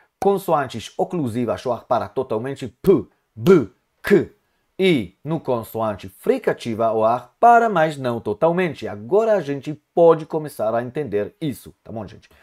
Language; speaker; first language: Portuguese; non-native, fluent; Hebrew